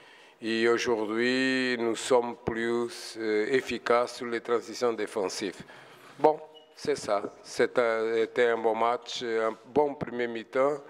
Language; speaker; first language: French; non-native, fluent; Portuguese